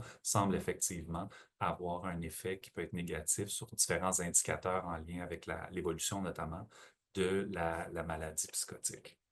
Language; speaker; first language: French; native; French